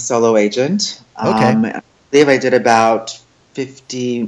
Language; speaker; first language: English; early bilingual, other home language; Chinese